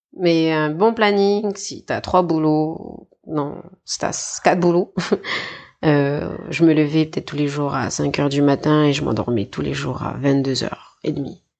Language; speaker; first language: French; native; French